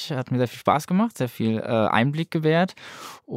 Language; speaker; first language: German; native; German